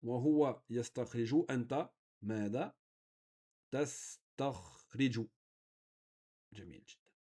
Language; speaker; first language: Arabic; non-native, fluent; French